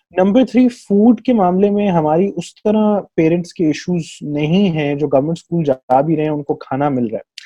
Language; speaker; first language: Urdu; non-native, local second language; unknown